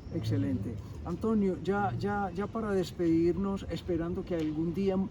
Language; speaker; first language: Spanish; native; Spanish